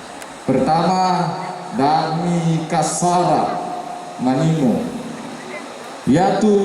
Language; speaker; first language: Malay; non-native, local second language; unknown